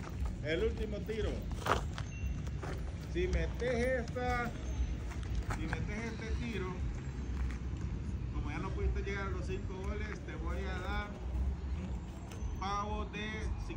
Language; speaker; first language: Spanish; native; Spanish